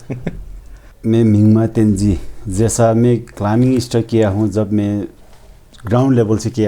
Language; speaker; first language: Hindi; non-native, fluent; Sherpa